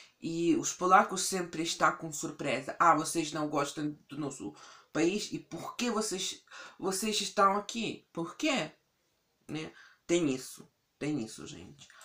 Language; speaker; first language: Portuguese; non-native, fluent; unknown